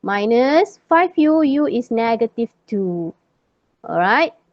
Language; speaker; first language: English; non-native, local second language; Malay